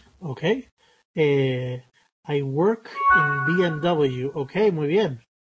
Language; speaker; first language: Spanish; early bilingual, other home language; English